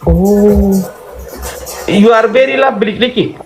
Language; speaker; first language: English; non-native, learner; Oromo